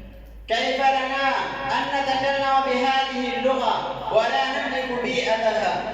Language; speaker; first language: Arabic; non-native, fluent; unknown